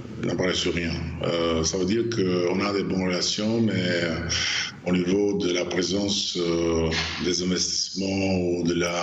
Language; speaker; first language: French; non-native, fluent; Albanian